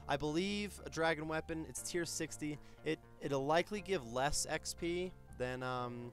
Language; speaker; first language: English; native; English